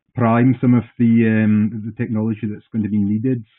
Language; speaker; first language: English; native; English